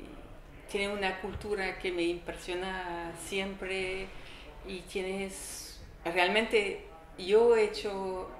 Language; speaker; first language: Spanish; non-native, learner; French